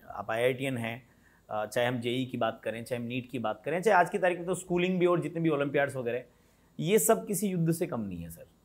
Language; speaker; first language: Hindi; native; Hindi